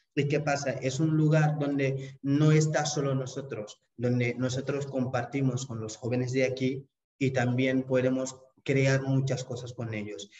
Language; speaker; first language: Spanish; non-native, fluent; Wolof